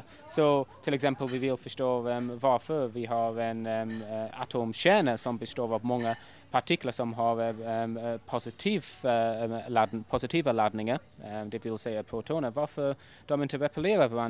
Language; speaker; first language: Swedish; non-native, fluent; English